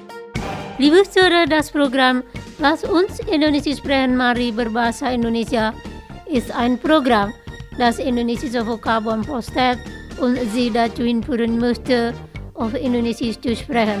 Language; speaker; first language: German; non-native, fluent; Indonesian